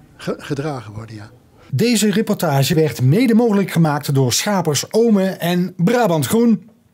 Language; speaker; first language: Dutch; native; Dutch